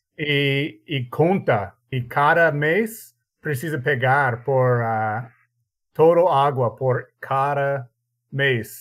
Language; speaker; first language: Portuguese; non-native, learner; English